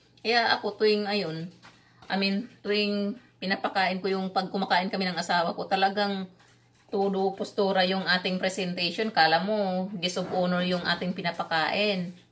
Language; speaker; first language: Filipino; non-native, local second language; Cebuano